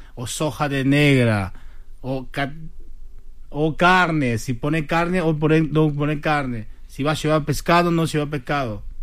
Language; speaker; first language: Spanish; non-native, learner; Chinese